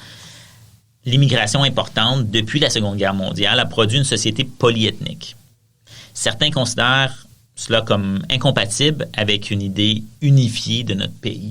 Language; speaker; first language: French; native; French